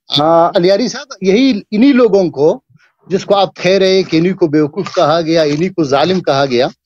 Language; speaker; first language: Urdu; native; Urdu